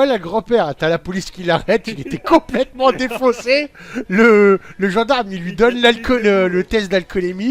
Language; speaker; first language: French; native; French